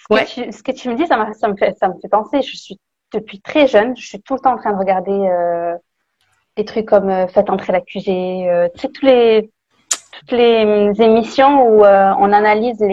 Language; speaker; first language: French; native; French